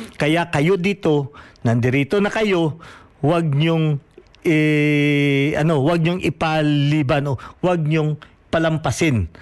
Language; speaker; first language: Filipino; non-native, local second language; Hiligaynon